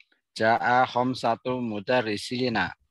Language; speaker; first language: Arabic; non-native, learner; Indonesian